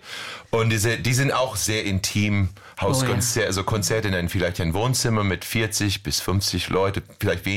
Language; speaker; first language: German; non-native, fluent; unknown